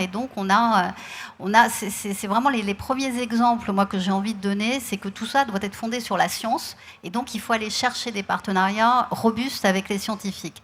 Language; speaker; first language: French; native; French